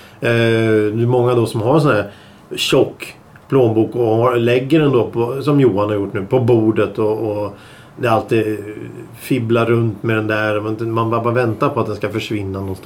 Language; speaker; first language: Swedish; native; Swedish